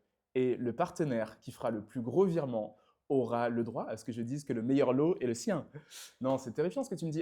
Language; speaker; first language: French; native; French